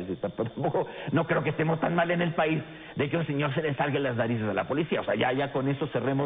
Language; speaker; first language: Spanish; native; Spanish